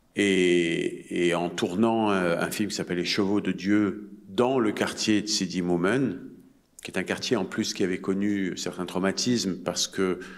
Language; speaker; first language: French; native; French